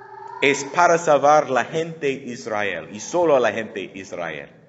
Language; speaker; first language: Spanish; non-native, learner; English